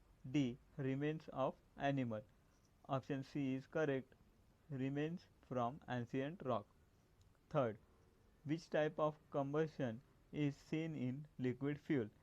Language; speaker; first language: English; non-native, local second language; Marathi